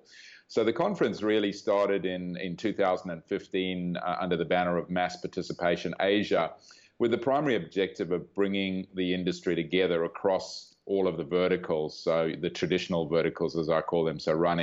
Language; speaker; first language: English; native; English